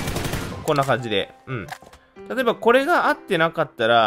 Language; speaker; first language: Japanese; native; Japanese